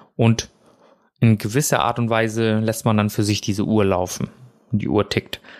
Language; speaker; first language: German; early bilingual, other home language; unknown